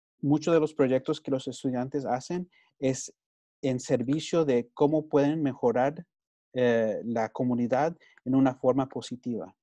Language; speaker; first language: Spanish; early bilingual, heritage; Spanish